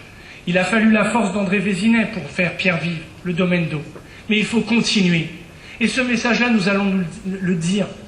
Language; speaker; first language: French; native; French